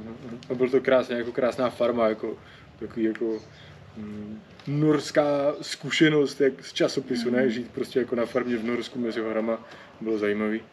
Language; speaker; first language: Czech; native; Czech